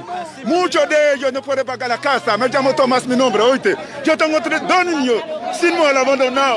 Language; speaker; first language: Spanish; non-native, learner; Haitian Creole